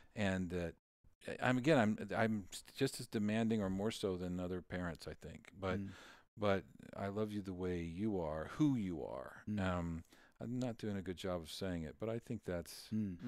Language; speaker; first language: English; native; English